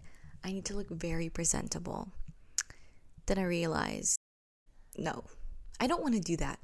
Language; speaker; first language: English; early bilingual, other home language; Filipino